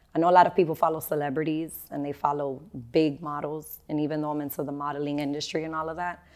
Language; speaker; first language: English; native; English